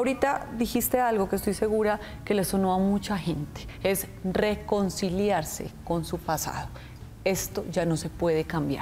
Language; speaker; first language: Spanish; native; Spanish